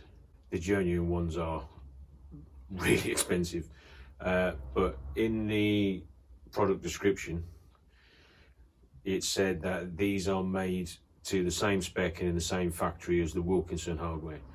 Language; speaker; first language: English; native; English